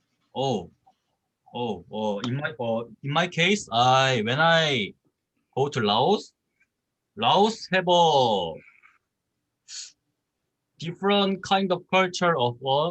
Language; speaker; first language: English; non-native, learner; Korean